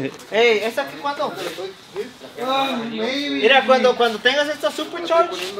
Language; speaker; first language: Spanish; early bilingual, other home language; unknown